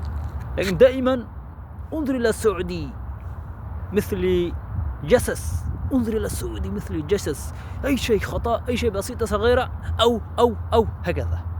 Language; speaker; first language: Arabic; non-native, learner; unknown